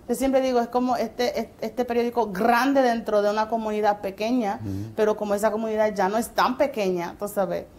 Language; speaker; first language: Spanish; early bilingual, heritage; English